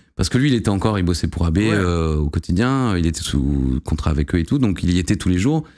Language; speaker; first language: French; native; French